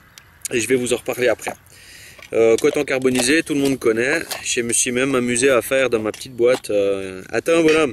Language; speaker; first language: French; native; French